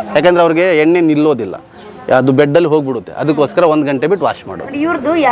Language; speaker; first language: Kannada; non-native, local second language; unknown